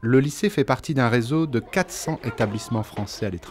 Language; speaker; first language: French; native; French